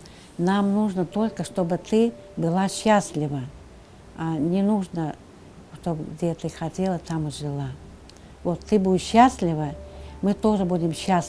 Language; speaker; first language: Russian; non-native, local second language; Turkmen